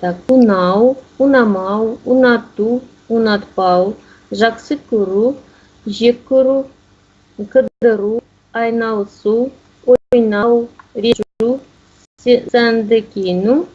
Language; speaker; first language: Kazakh; non-native, learner; Russian